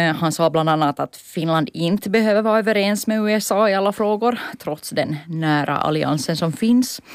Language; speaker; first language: Swedish; native; Swedish